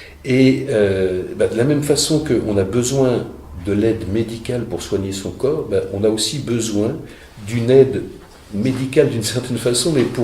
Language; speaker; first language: French; native; French